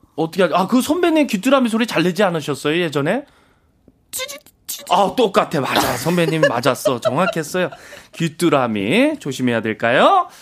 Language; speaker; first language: Korean; native; Korean